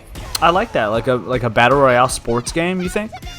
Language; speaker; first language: English; native; English